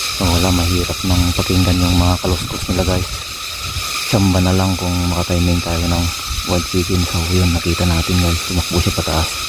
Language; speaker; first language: Filipino; non-native, local second language; Iloko